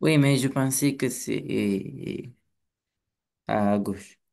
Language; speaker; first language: French; non-native, learner; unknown